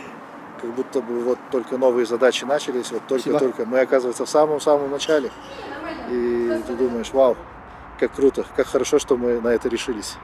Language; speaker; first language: Russian; native; Russian